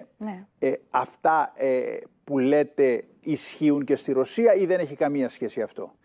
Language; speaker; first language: Greek; native; Greek